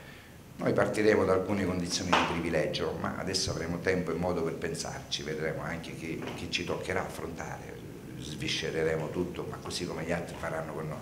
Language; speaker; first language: Italian; native; Italian